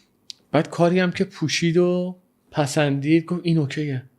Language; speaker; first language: Persian; native; Persian